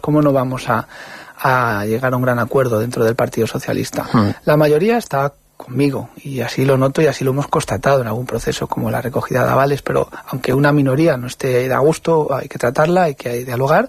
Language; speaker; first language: Spanish; native; Spanish